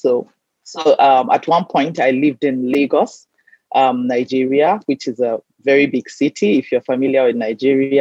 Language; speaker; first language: English; non-native, local second language; Hausa